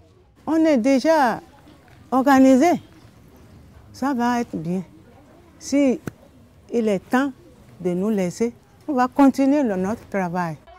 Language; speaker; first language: French; non-native, learner; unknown